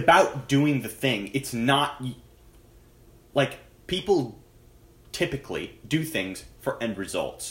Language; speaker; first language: English; native; English